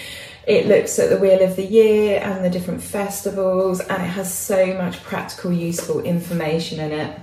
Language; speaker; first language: English; native; English